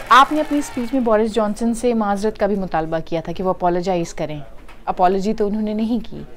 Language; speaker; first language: Urdu; native; Urdu